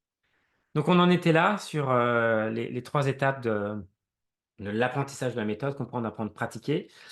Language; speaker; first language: French; native; French